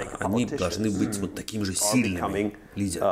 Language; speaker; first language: Russian; native; Russian